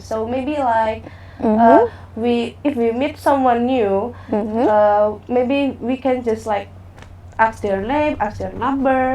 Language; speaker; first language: English; non-native, learner; Indonesian